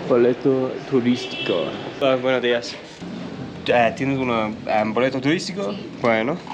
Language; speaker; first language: Spanish; non-native, learner; English